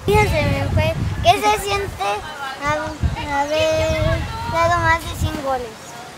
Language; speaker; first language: Spanish; native; Spanish